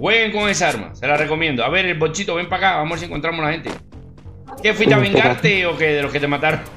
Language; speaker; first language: Spanish; native; Spanish